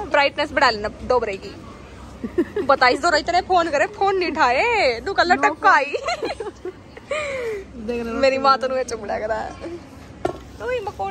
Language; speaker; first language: Hindi; native; Hindi